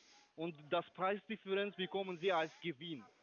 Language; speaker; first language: German; non-native, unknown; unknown